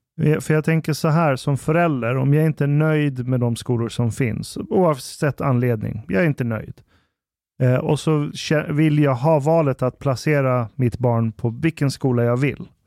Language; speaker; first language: Swedish; early bilingual, other home language; Persian